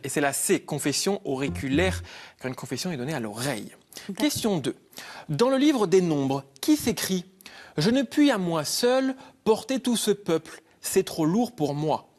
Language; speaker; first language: French; native; French